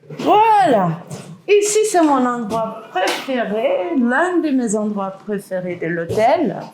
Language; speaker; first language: French; non-native, learner; English